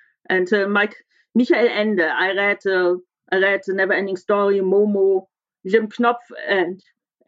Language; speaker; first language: English; non-native, fluent; German